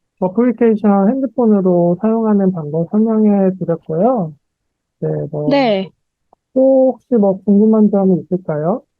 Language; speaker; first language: Korean; native; Korean